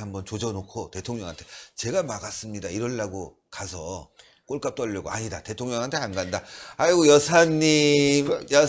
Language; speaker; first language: Korean; native; Korean